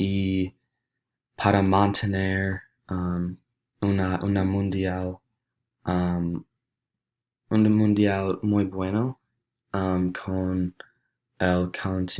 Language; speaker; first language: Spanish; non-native, learner; English